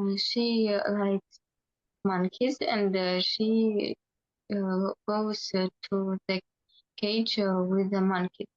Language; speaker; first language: English; non-native, learner; Russian